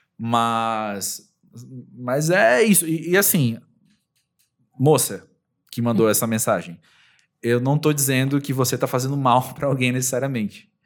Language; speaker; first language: Portuguese; native; Portuguese